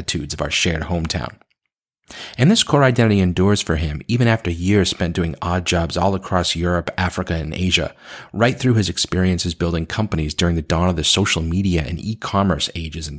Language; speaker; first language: English; native; English